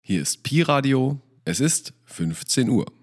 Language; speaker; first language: German; native; German